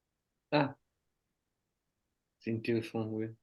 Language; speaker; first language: French; non-native, fluent; Italian